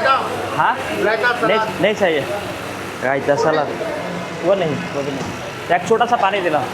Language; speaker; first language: Hindi; non-native, learner; Bangla